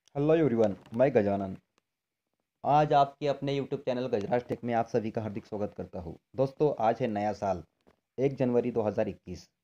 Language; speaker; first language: Hindi; non-native, local second language; Marathi